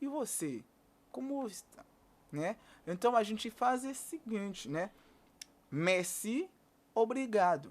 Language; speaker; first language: Portuguese; non-native, fluent; Haitian Creole